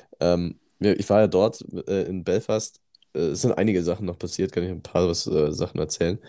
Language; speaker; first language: German; native; German